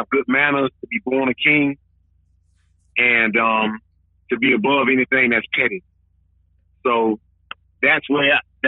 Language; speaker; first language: English; native; English